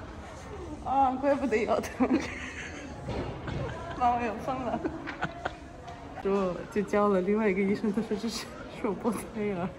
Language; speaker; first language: Chinese; non-native, fluent; Russian